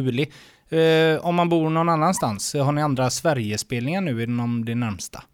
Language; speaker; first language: Swedish; native; Swedish